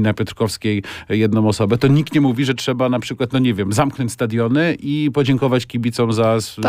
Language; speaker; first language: Polish; native; Polish